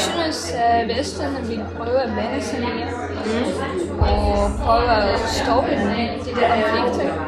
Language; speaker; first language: Danish; non-native, learner; Russian